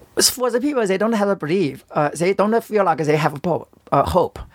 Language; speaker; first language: English; non-native, learner; Chinese